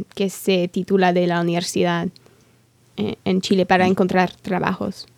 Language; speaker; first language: Spanish; non-native, fluent; English